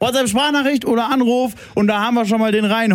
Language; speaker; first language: German; native; German